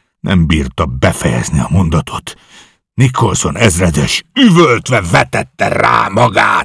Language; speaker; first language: Hungarian; native; Hungarian